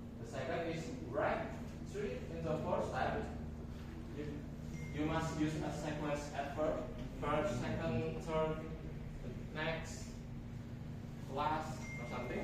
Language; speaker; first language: English; non-native, fluent; Indonesian